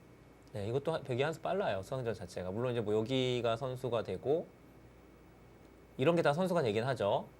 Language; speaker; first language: Korean; native; Korean